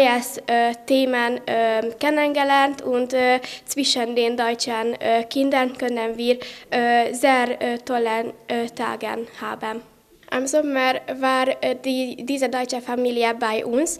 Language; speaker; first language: German; non-native, learner; Hungarian